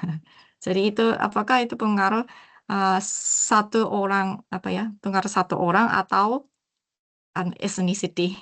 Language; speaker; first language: Indonesian; non-native, learner; Japanese